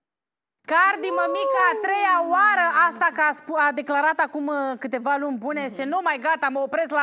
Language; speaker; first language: Romanian; native; Romanian